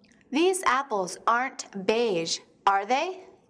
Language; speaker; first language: English; native; English